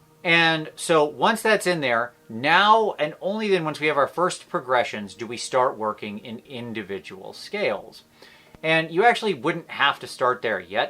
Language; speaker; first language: English; native; English